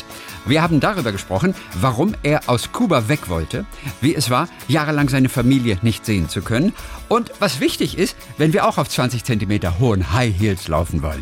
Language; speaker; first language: German; native; German